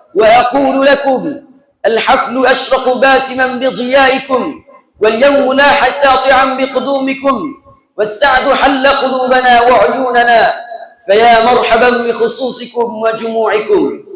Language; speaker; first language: Arabic; non-native, fluent; Bangla